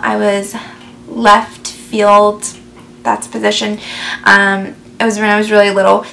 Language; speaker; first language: English; native; English